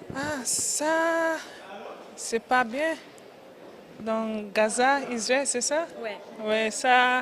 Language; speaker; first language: French; non-native, learner; English